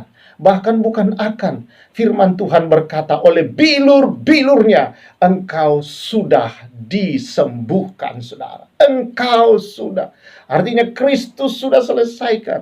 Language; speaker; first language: Indonesian; native; Indonesian